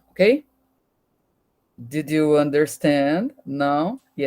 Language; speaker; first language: English; non-native, learner; Portuguese